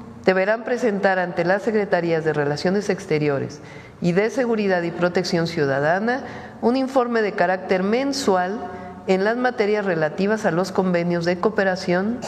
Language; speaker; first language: Spanish; native; Spanish